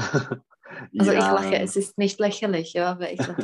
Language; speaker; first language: German; non-native, fluent; Czech